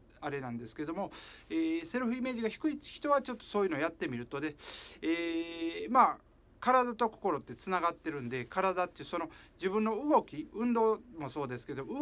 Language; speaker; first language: Japanese; native; Japanese